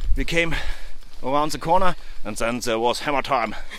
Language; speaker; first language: English; non-native, learner; German